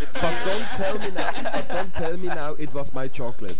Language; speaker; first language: English; non-native, fluent; German